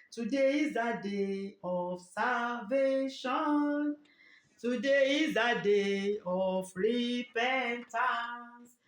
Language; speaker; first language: English; non-native, local second language; Yoruba